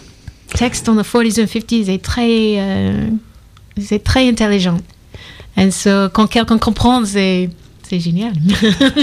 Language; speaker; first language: French; non-native, learner; English